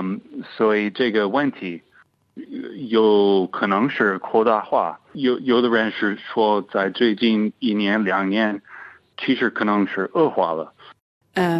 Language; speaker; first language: Chinese; non-native, fluent; English